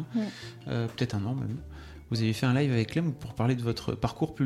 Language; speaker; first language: French; native; French